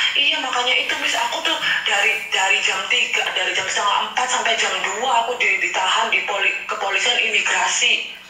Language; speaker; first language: Indonesian; non-native, local second language; Javanese